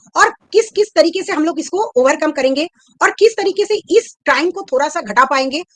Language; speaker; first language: Hindi; non-native, local second language; Bangla